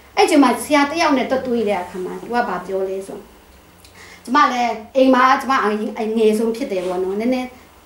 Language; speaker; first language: Burmese; non-native, local second language; Kachin